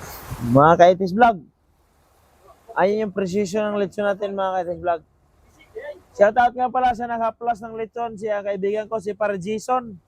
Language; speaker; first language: Filipino; non-native, local second language; Cebuano